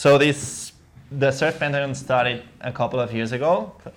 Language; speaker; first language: English; non-native, fluent; Spanish